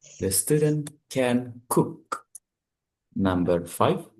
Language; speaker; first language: English; non-native, fluent; Indonesian